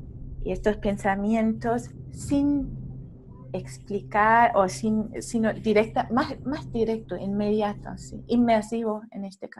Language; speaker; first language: Spanish; non-native, fluent; German